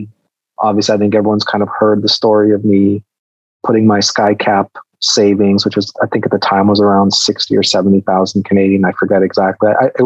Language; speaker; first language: English; native; English